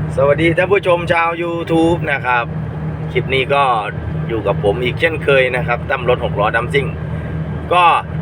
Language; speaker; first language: Thai; non-native, local second language; Northeastern Thai